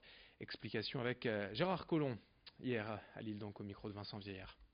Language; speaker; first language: French; native; French